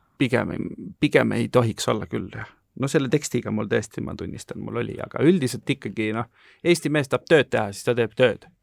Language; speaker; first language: Estonian; native; Estonian